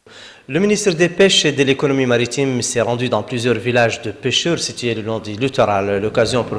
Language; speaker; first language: French; non-native, local second language; Arabic